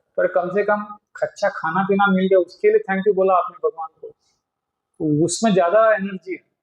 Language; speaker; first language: Hindi; non-native, local second language; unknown